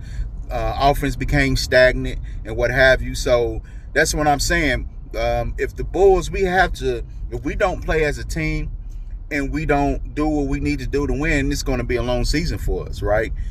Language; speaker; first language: English; native; English